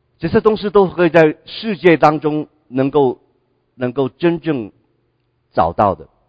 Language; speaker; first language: Chinese; non-native, local second language; Cantonese